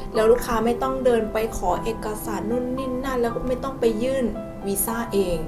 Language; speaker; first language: Thai; non-native, fluent; Korean